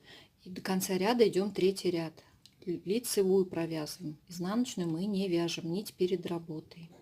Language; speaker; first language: Russian; native; Russian